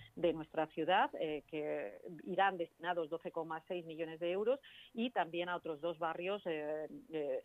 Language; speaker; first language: Spanish; native; Spanish